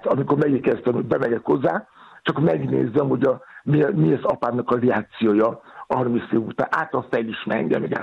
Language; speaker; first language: Hungarian; non-native, learner; Yoruba